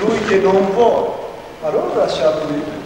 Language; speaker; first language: Italian; non-native, learner; Japanese